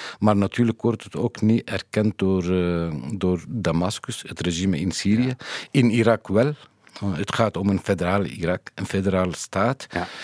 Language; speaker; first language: Dutch; non-native, fluent; Kurdish